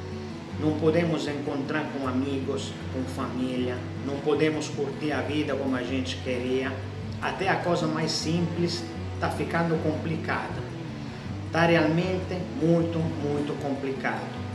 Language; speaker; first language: Portuguese; non-native, fluent; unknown